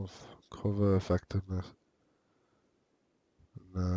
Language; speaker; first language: English; native; English